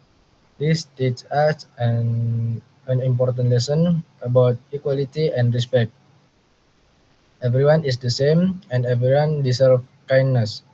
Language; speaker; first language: English; non-native, learner; Indonesian